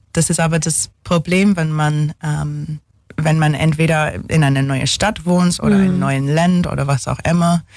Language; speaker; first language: German; non-native, fluent; English